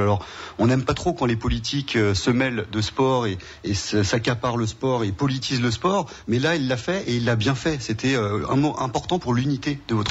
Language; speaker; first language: French; native; French